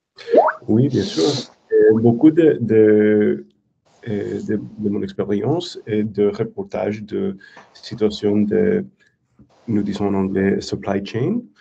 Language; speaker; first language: French; non-native, learner; English